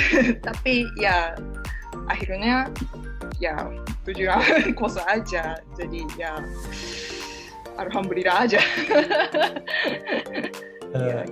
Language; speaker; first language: Indonesian; non-native, learner; Japanese